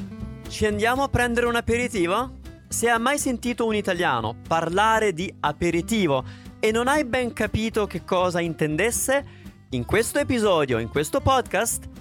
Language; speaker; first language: Italian; native; Italian